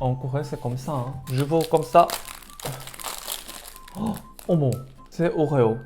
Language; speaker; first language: French; non-native, learner; Korean